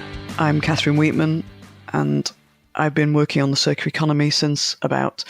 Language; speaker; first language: English; native; English